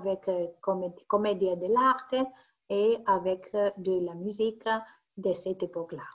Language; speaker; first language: French; non-native, fluent; Greek